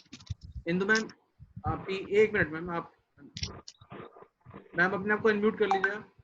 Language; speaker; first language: Hindi; native; Hindi